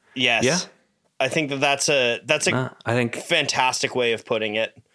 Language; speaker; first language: English; native; English